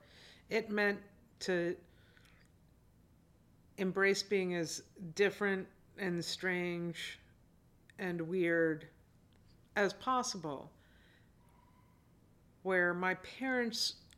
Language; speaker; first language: English; native; English